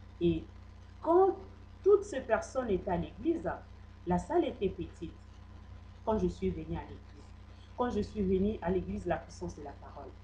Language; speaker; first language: French; non-native, local second language; Lingala